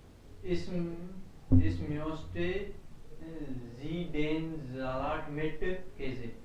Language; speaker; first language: German; non-native, learner; Hindi